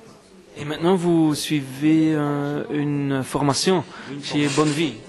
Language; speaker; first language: French; non-native, local second language; Dutch